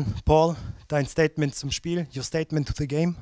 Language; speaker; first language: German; native; German